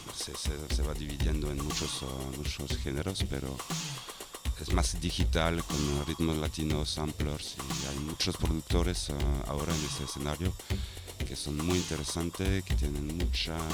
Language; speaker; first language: Spanish; non-native, fluent; French